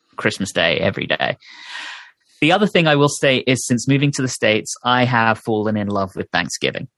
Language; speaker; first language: English; native; English